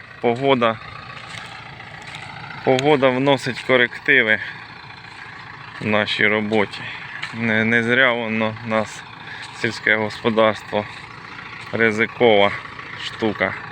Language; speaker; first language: Ukrainian; native; Ukrainian